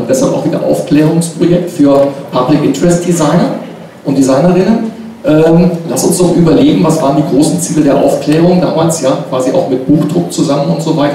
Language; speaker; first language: German; native; German